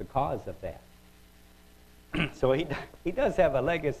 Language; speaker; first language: English; native; English